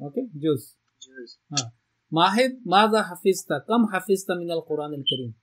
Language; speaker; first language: Arabic; non-native, fluent; Urdu